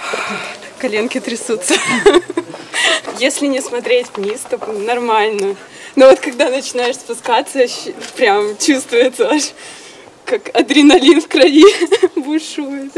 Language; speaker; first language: Russian; native; Russian